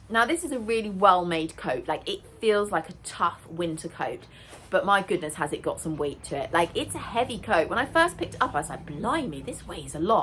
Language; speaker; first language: English; native; English